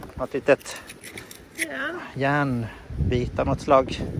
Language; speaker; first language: Swedish; native; Swedish